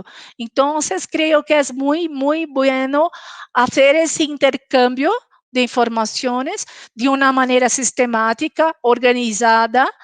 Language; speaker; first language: Spanish; non-native, local second language; Portuguese